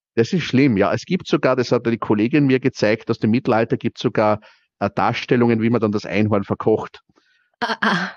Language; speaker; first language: German; native; German